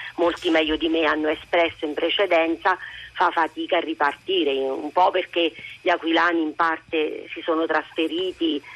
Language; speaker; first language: Italian; native; Italian